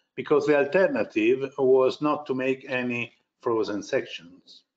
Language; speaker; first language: English; non-native, fluent; Italian